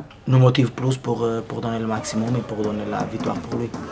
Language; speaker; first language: French; non-native, fluent; Spanish